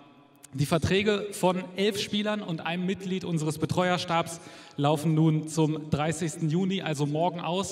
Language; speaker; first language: German; native; German